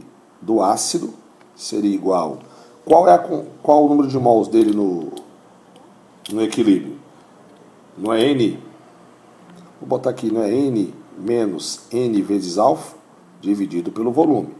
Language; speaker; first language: Portuguese; native; Portuguese